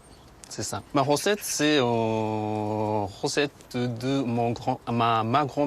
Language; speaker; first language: French; non-native, learner; Japanese